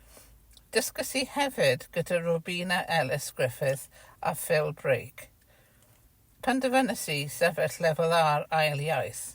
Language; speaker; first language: Welsh; non-native, fluent; English